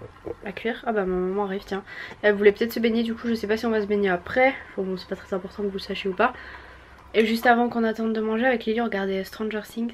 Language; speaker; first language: French; native; French